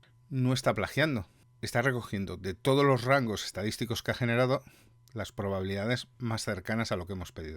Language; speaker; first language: Spanish; native; Spanish